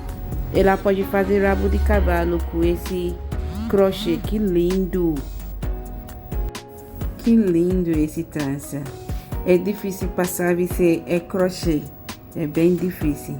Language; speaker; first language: Portuguese; non-native, learner; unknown